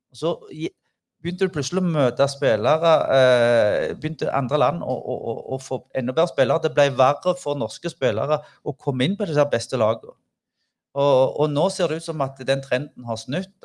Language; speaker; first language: Norwegian; native; Norwegian